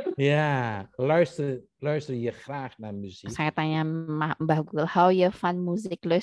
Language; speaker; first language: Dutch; non-native, learner; Indonesian